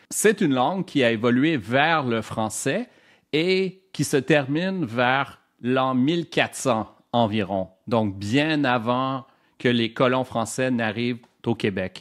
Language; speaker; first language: French; native; French